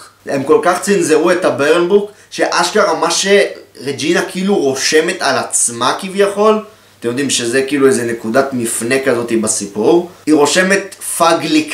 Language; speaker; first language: Hebrew; native; Hebrew